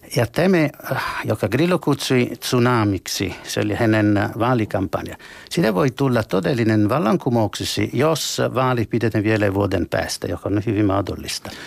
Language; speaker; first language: Finnish; non-native, fluent; Italian